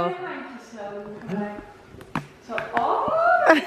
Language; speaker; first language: Dutch; native; Dutch